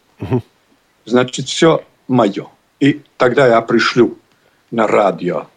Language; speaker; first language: Russian; non-native, learner; Bosnian